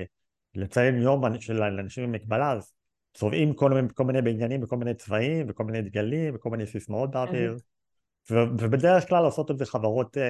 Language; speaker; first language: Hebrew; native; Hebrew